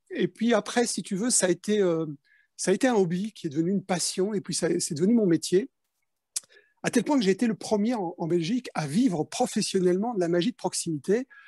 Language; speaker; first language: French; early bilingual, other home language; Spanish